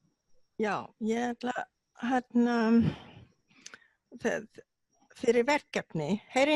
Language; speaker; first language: Icelandic; non-native, learner; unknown